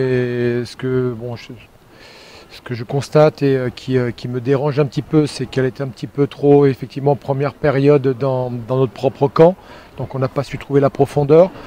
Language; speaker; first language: French; native; French